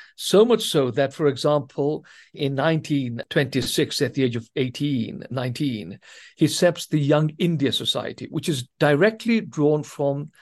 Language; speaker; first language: English; non-native, local second language; Swahili